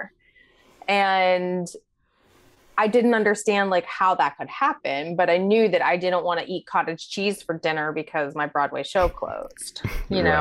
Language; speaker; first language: English; native; English